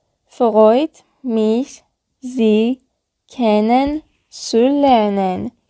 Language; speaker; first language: German; non-native, learner; Persian